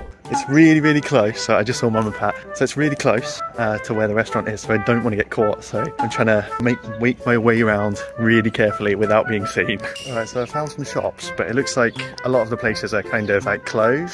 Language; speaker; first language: English; native; English